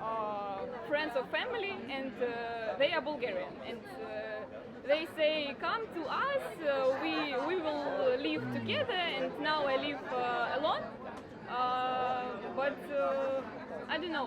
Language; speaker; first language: English; non-native, learner; Ukrainian